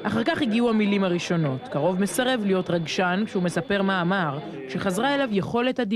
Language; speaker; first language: Hebrew; native; Hebrew